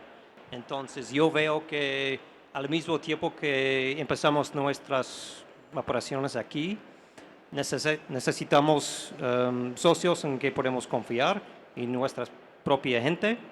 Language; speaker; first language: Spanish; non-native, fluent; English